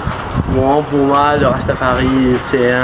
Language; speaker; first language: French; non-native, fluent; Spanish